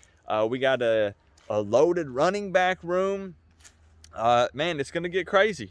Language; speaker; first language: English; native; English